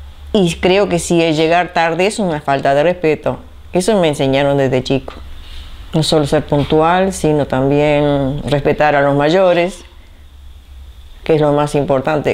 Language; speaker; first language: Spanish; early bilingual, other home language; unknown